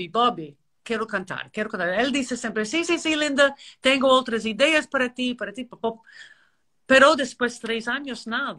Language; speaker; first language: Spanish; non-native, learner; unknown